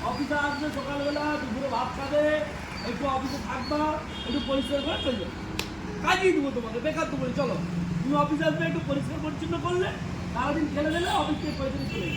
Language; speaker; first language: Bangla; native; Bangla